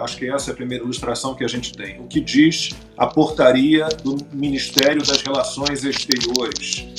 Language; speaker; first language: Portuguese; native; Portuguese